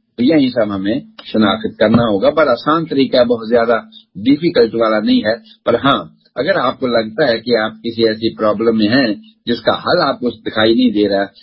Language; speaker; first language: Hindi; non-native, local second language; Punjabi